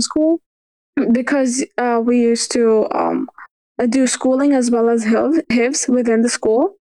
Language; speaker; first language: English; early bilingual, other home language; Urdu